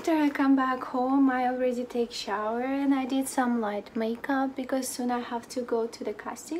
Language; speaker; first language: English; non-native, fluent; Russian